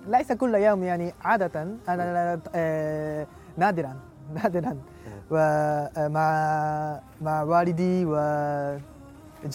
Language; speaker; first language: Arabic; non-native, learner; Japanese